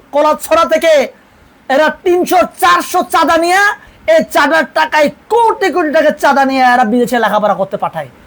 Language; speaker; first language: Bangla; non-native, local second language; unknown